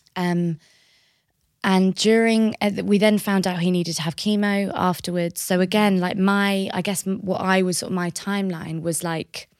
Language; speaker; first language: English; native; English